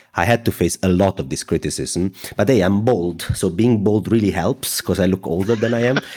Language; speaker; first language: English; non-native, fluent; Italian